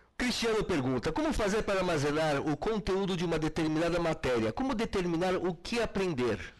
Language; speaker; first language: Portuguese; native; Portuguese